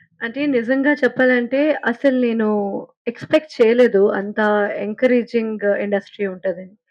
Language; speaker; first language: Telugu; non-native, learner; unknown